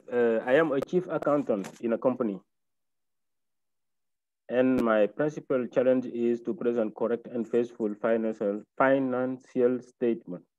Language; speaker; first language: English; non-native, learner; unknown